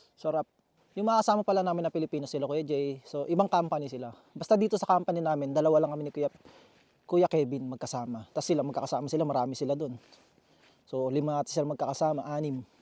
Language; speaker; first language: Filipino; native; Filipino